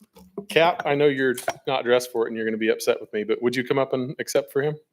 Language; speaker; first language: English; native; English